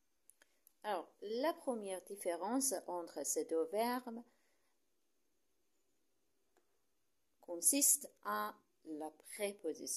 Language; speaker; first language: French; non-native, fluent; Persian